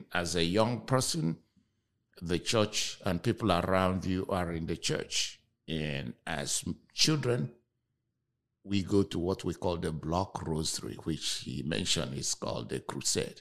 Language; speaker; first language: English; non-native, local second language; Igbo